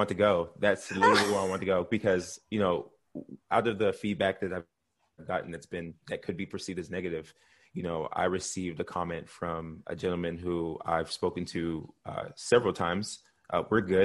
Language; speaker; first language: English; native; English